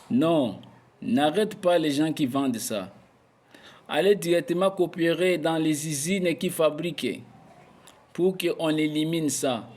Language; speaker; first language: French; non-native, local second language; Lingala